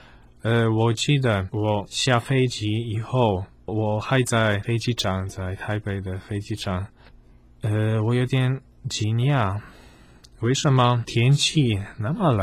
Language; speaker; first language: Chinese; non-native, fluent; Polish